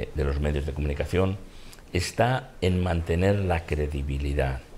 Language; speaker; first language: Spanish; non-native, local second language; Catalan